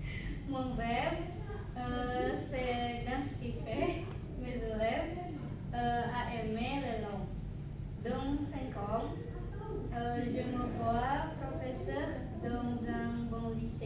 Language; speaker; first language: French; non-native, learner; Indonesian